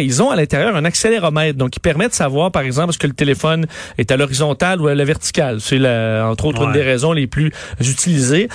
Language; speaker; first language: French; native; French